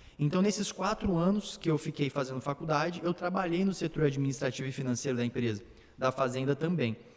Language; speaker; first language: Portuguese; early bilingual, other home language; Slovak